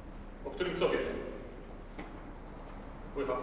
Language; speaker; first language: Polish; native; Polish